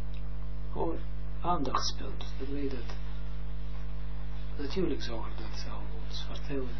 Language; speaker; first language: Dutch; non-native, fluent; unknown